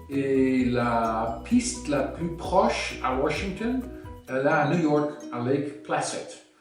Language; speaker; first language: French; non-native, fluent; Dutch